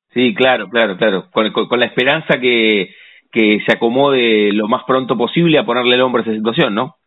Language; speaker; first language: Spanish; native; Spanish